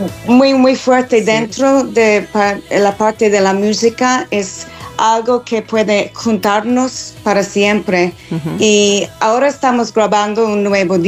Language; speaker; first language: Spanish; non-native, fluent; English